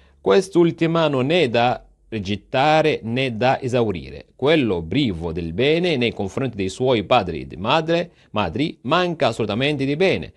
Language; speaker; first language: Italian; non-native, fluent; Arabic